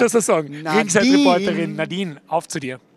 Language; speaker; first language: German; native; German